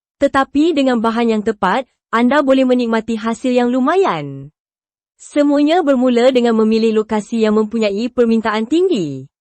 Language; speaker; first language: Malay; native; Malay